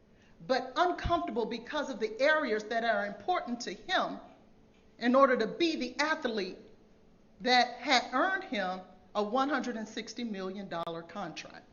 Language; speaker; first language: English; native; English